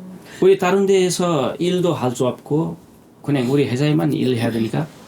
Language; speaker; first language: Korean; non-native, learner; Nepali